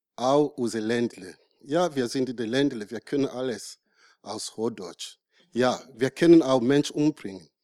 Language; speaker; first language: German; non-native, learner; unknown